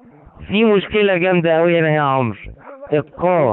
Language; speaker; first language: Arabic; native; Arabic